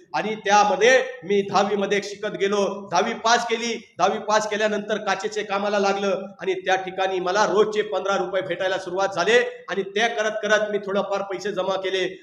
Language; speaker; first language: Marathi; non-native, local second language; Urdu